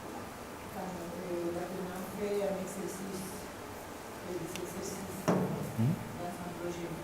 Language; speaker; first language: French; non-native, fluent; Spanish